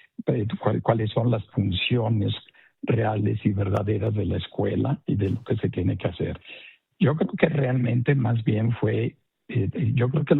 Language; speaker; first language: Spanish; native; Spanish